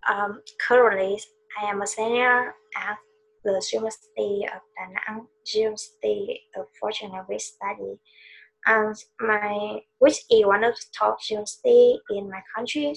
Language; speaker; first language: English; non-native, learner; Vietnamese